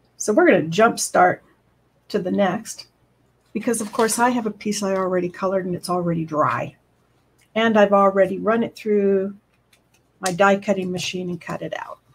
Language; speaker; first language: English; native; English